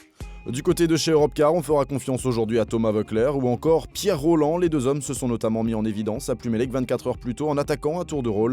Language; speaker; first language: French; native; French